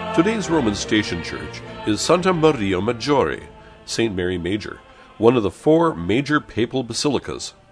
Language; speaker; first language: English; native; English